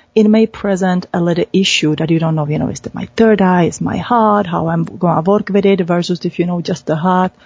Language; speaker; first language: English; non-native, fluent; Czech